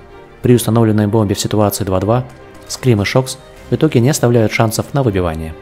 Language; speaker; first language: Russian; native; Russian